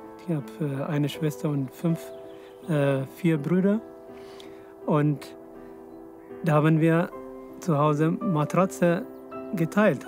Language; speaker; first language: German; non-native, fluent; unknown